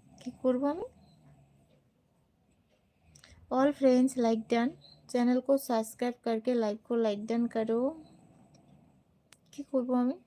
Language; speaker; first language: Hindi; non-native, local second language; Bangla